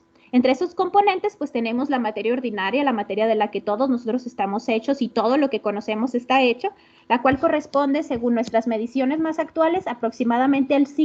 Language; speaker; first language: Spanish; native; Spanish